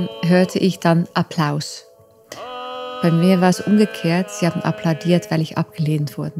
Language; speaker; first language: German; native; German